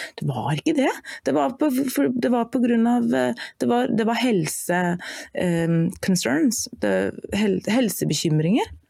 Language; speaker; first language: Norwegian; non-native, fluent; German